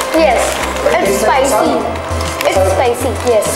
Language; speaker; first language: English; non-native, local second language; Hindi